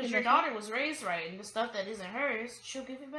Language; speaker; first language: English; native; English